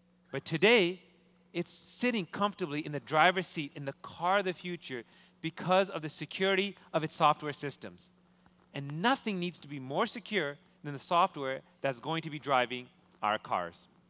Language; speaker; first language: English; native; English